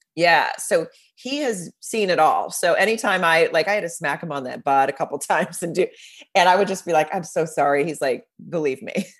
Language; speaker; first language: English; native; English